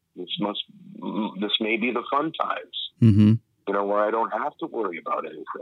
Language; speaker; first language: English; native; English